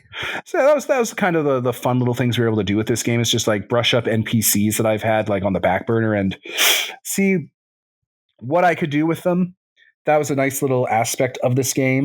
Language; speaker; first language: English; native; English